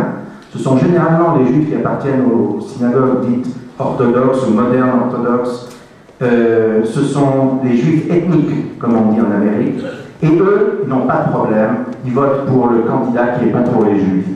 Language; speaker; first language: French; native; French